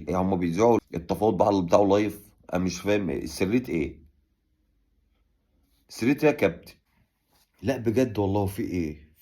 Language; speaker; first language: Arabic; native; Arabic